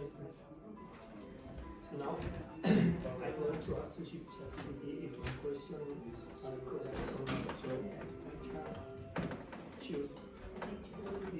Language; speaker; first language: English; non-native, learner; Spanish